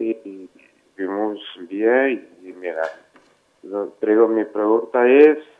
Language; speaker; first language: Spanish; non-native, fluent; Arabic